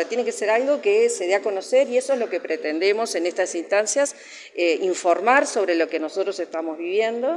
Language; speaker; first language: Spanish; native; Spanish